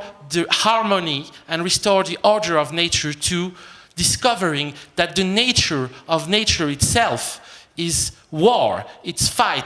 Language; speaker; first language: English; non-native, fluent; French